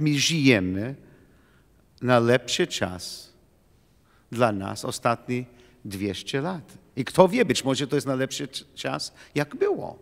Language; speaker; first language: Polish; non-native, learner; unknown